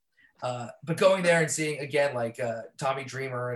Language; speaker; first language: English; native; English